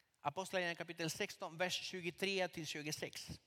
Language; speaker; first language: Swedish; non-native, fluent; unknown